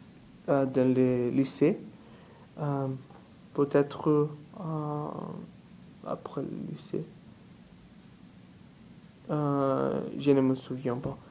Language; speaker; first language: French; non-native, learner; Portuguese